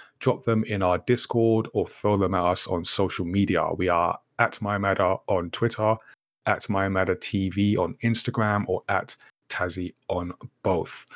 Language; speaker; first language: English; native; English